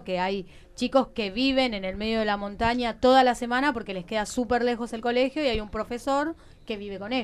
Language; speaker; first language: Spanish; native; Spanish